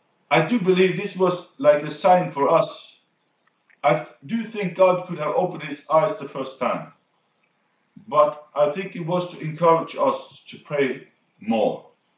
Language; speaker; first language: English; non-native, fluent; Norwegian